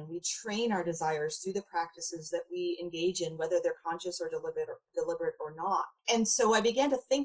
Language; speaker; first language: English; native; English